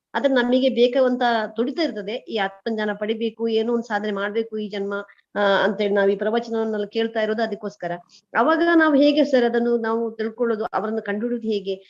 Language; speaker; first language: Kannada; native; Kannada